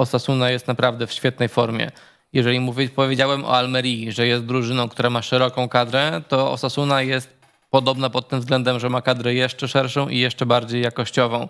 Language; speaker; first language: Polish; native; Polish